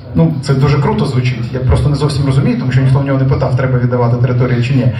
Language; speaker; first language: Ukrainian; native; Ukrainian